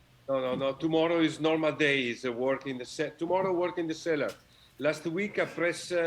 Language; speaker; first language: English; non-native, learner; Italian